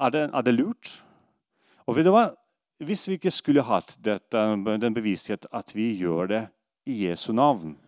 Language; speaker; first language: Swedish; non-native, fluent; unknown